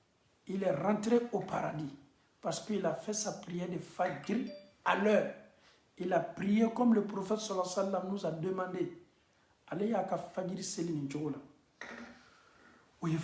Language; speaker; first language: French; non-native, local second language; Bambara